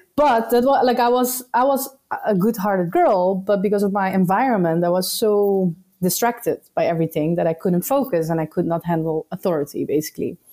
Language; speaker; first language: English; non-native, fluent; Dutch